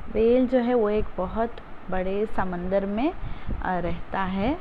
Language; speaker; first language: Hindi; non-native, local second language; Kannada